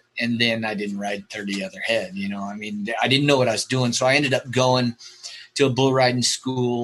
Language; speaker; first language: English; native; English